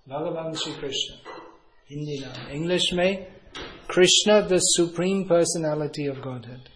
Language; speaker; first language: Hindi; non-native, fluent; English